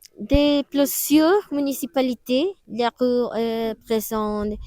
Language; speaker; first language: French; non-native, learner; Spanish